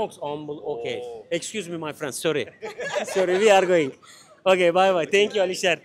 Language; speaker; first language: English; non-native, learner; Turkish